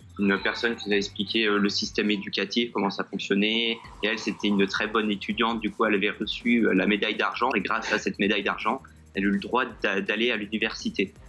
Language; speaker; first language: French; native; French